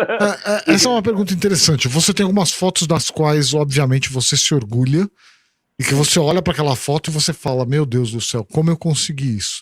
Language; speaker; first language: Portuguese; native; Portuguese